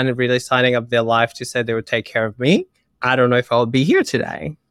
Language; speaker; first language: English; early bilingual, other home language; Kinyarwanda